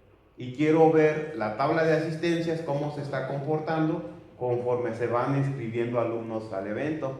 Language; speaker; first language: Spanish; native; Spanish